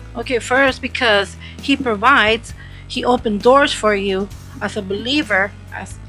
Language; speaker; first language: English; early bilingual, other home language; Spanish